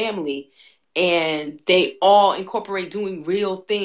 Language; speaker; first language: English; native; English